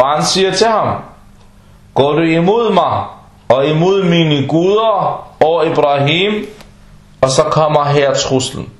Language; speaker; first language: Danish; non-native, fluent; Arabic